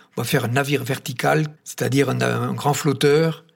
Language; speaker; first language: French; native; French